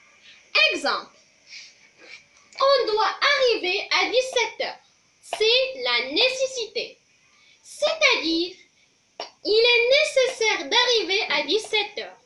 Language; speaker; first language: French; non-native, local second language; Arabic